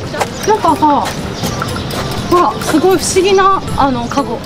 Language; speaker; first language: Japanese; native; Japanese